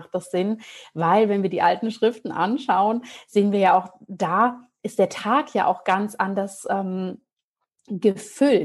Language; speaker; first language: German; native; German